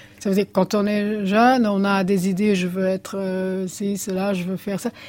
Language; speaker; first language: French; non-native, fluent; Portuguese